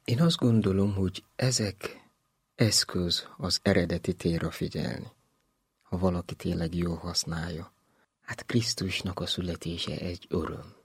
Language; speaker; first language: Hungarian; non-native, fluent; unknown